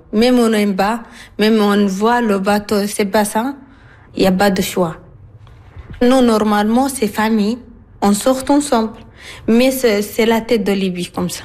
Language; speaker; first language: French; non-native, learner; Arabic